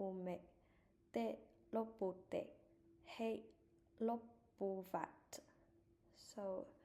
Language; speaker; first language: Finnish; non-native, learner; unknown